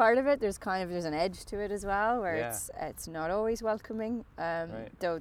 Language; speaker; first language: English; native; English